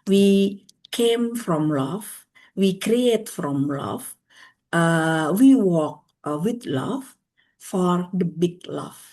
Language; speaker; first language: English; non-native, learner; Indonesian